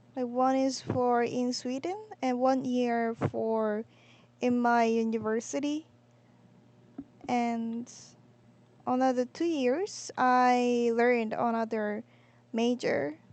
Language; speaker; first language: English; non-native, learner; Korean